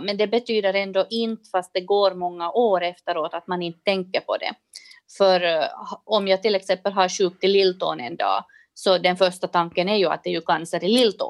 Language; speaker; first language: Swedish; native; Swedish